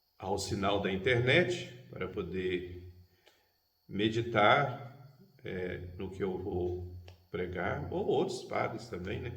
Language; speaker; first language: Portuguese; native; Portuguese